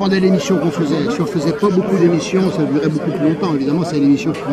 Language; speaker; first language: French; native; French